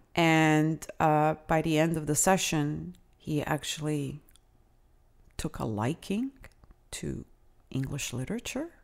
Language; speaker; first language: English; non-native, fluent; Italian